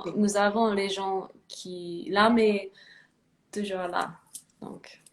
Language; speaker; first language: French; non-native, fluent; English